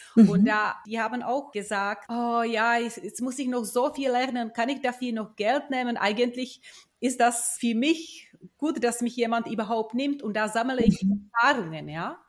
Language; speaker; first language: German; non-native, fluent; Czech